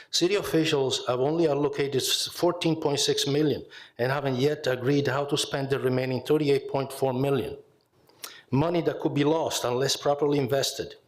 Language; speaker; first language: English; non-native, fluent; Italian